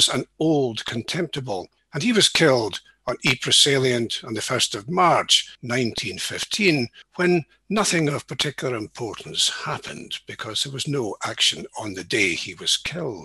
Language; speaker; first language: English; native; English